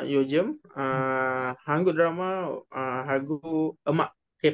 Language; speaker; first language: Korean; non-native, learner; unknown